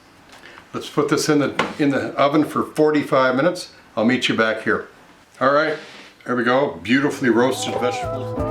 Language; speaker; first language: English; native; English